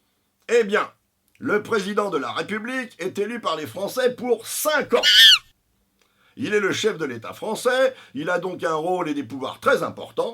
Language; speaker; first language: French; native; French